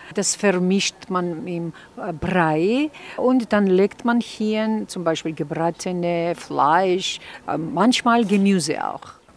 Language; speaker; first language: German; non-native, fluent; Georgian